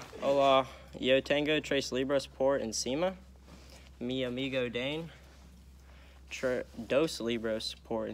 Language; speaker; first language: Spanish; non-native, learner; English